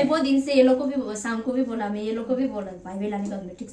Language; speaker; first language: Hindi; non-native, local second language; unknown